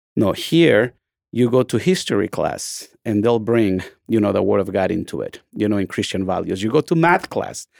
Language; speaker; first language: English; non-native, fluent; Spanish